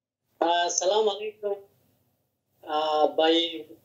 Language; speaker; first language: Hindi; non-native, learner; Hazaragi